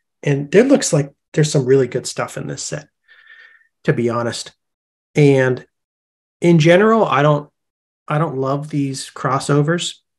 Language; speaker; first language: English; native; English